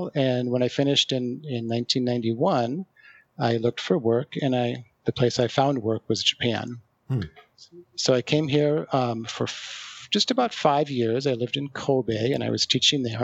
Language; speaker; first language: English; native; English